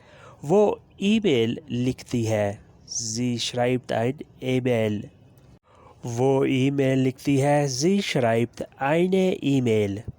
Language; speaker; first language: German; non-native, learner; Urdu